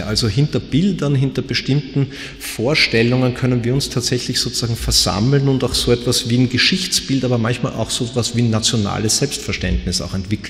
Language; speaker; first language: German; native; German